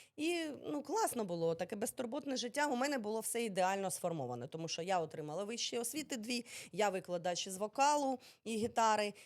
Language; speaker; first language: Ukrainian; early bilingual, other home language; Russian